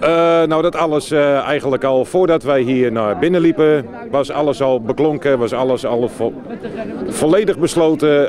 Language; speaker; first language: Dutch; native; Dutch